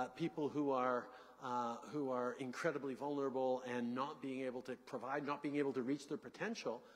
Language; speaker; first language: English; early bilingual, other home language; French